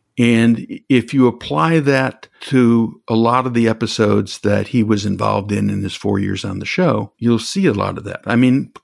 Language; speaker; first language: English; native; English